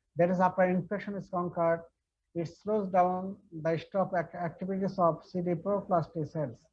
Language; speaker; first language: English; non-native, local second language; Bangla